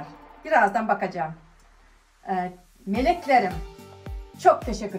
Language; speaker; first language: Turkish; non-native, fluent; Kyrgyz